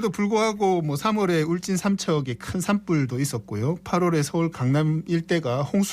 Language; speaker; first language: Korean; native; Korean